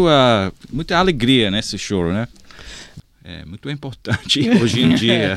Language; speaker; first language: Portuguese; non-native, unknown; English